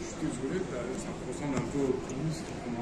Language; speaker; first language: French; native; French